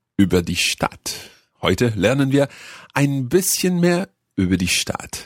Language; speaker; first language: German; non-native, learner; English